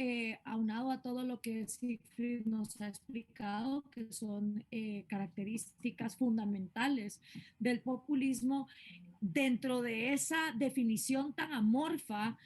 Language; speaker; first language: Spanish; native; Spanish